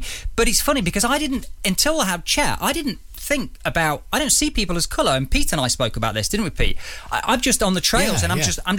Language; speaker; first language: English; native; English